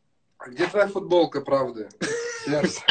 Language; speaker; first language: Russian; native; Russian